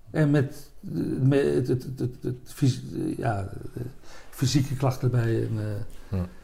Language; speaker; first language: Dutch; native; Dutch